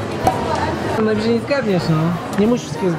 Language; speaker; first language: Polish; native; Polish